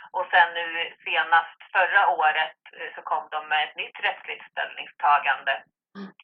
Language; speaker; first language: Swedish; native; Swedish